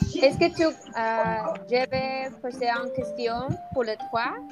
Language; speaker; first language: French; non-native, learner; Spanish